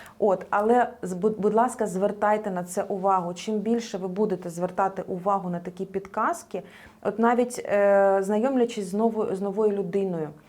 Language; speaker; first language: Ukrainian; non-native, local second language; Russian